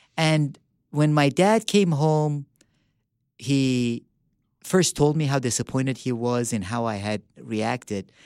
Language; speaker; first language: English; early bilingual, other home language; Persian